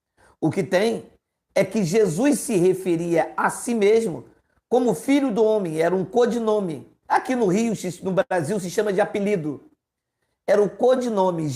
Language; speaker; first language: Portuguese; native; Portuguese